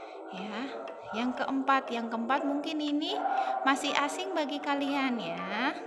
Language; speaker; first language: Indonesian; native; Indonesian